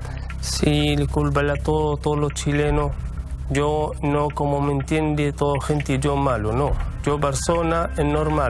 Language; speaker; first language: Spanish; non-native, learner; Arabic